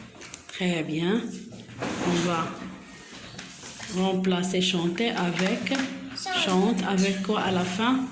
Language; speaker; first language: French; non-native, local second language; Arabic